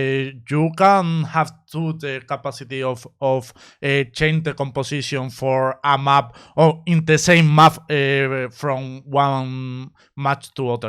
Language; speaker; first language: English; non-native, learner; Spanish